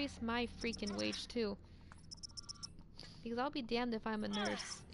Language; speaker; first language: English; native; English